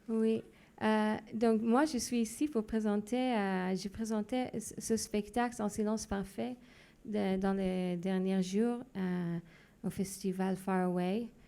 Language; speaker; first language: French; non-native, fluent; Hebrew